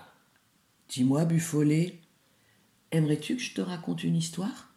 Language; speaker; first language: French; native; French